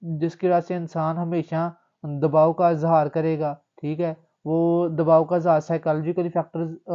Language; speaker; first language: Urdu; native; Urdu